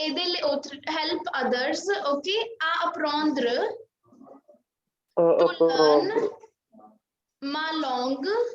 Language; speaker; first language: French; non-native, fluent; Hindi